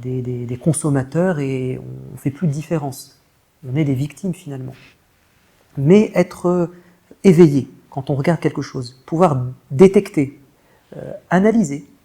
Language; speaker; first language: French; native; French